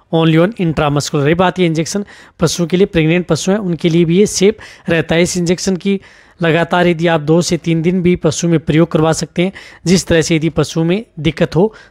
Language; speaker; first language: Hindi; native; Hindi